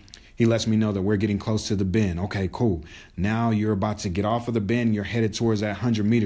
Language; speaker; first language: English; native; English